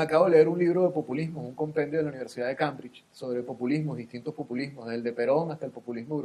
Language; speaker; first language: Spanish; native; Spanish